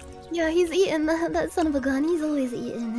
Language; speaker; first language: English; native; English